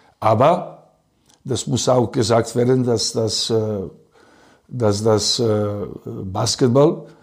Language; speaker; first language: German; non-native, learner; Serbian